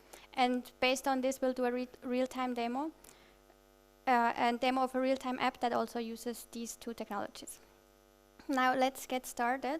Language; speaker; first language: English; non-native, fluent; German